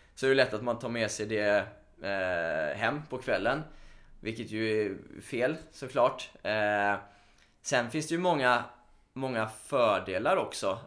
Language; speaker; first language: Swedish; native; Swedish